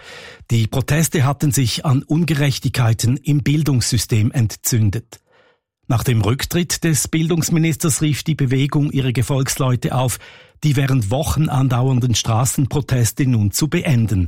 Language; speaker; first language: German; native; German